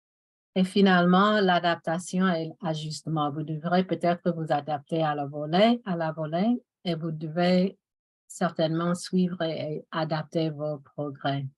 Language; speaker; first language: French; non-native, fluent; English